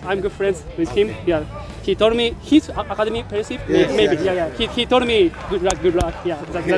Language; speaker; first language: English; non-native, learner; Japanese